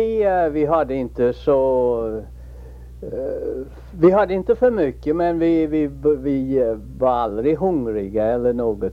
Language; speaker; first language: Swedish; early bilingual, heritage; Swedish